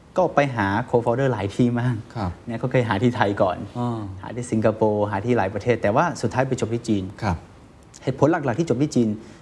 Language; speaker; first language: Thai; non-native, fluent; Chinese